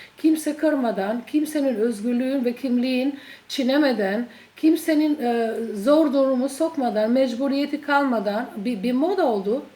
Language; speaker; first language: Turkish; non-native, fluent; Albanian